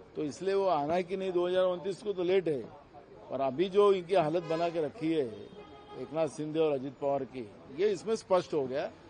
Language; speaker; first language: Hindi; non-native, local second language; Marathi